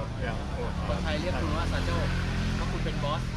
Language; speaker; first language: Thai; native; Thai